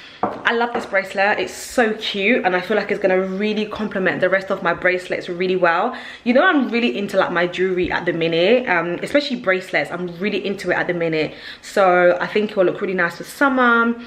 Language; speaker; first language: English; early bilingual, other home language; Lingala